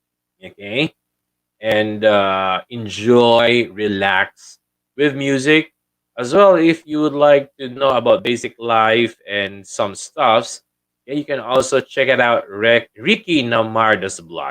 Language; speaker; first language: English; non-native, local second language; Filipino